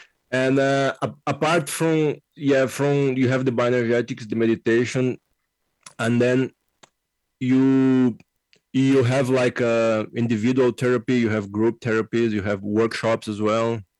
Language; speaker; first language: English; non-native, fluent; Portuguese